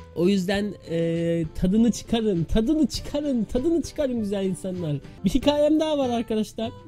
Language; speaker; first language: Turkish; early bilingual, heritage; Turkish